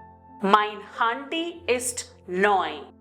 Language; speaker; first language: German; non-native, fluent; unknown